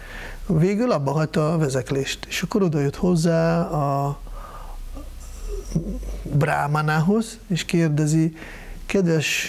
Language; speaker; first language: Hungarian; non-native, fluent; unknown